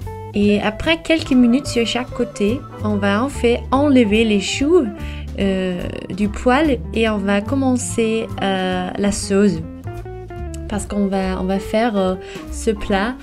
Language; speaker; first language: French; non-native, fluent; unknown